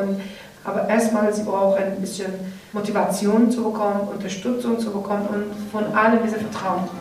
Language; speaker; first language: German; non-native, learner; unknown